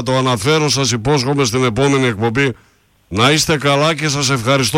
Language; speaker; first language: Greek; native; Greek